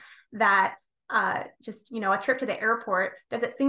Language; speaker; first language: English; native; English